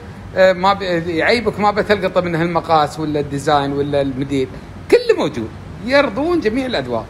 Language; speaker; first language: Arabic; native; Arabic